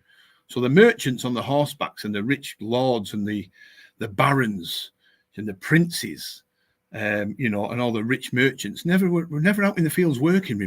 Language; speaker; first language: English; native; English